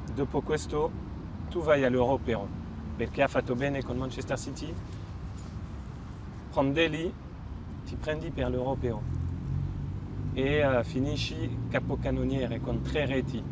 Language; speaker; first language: Italian; non-native, fluent; French